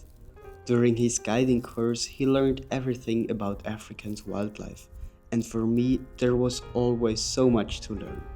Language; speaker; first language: English; non-native, fluent; German